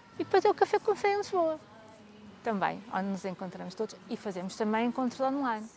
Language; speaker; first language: Portuguese; native; Portuguese